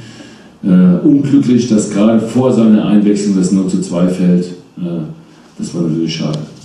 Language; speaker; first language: German; native; German